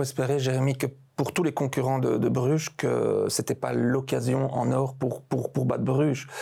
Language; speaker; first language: French; native; French